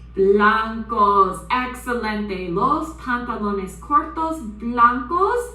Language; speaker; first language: Spanish; non-native, fluent; English